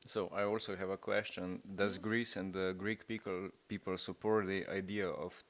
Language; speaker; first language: English; non-native, fluent; Slovenian